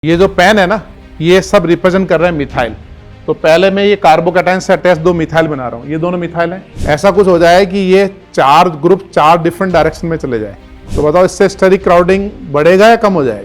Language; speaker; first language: Hindi; native; Hindi